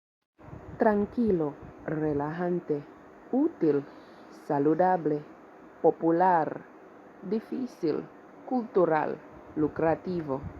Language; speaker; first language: Spanish; non-native, fluent; English